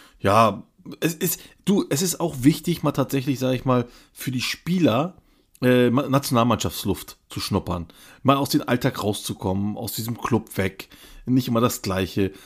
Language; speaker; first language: German; early bilingual, other home language; Turkish